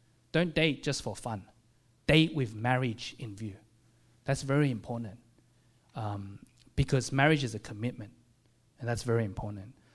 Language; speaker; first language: English; native; English